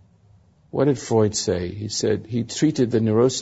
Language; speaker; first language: English; native; English